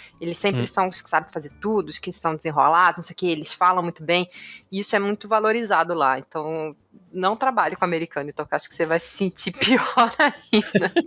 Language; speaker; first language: Portuguese; native; Portuguese